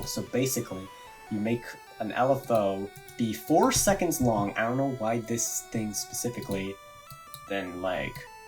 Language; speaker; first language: English; native; English